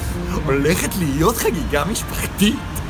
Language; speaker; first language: Hebrew; native; Hebrew